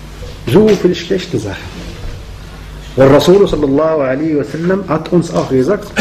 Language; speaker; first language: German; non-native, fluent; Arabic